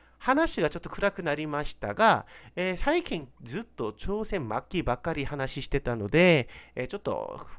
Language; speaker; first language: Japanese; non-native, fluent; Korean